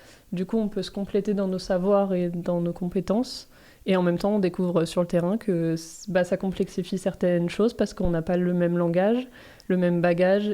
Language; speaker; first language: French; native; French